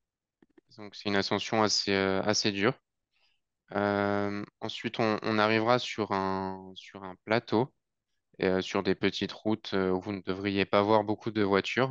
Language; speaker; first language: French; native; French